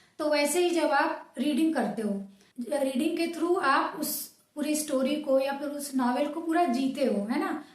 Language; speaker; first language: Hindi; native; Hindi